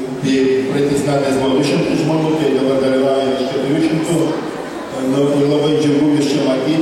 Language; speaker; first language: Lithuanian; non-native, fluent; Russian